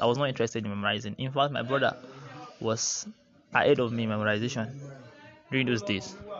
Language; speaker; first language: English; non-native, local second language; Yoruba